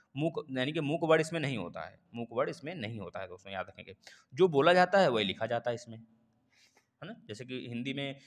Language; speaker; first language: Hindi; native; Hindi